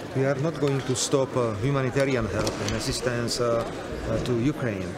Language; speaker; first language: English; non-native, fluent; Slovak